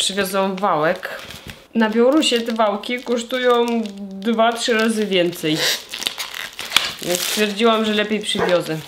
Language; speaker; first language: Polish; non-native, fluent; Russian